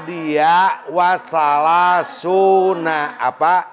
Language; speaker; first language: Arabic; non-native, learner; Indonesian